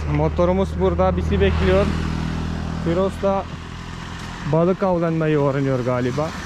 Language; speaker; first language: Turkish; non-native, fluent; Malayalam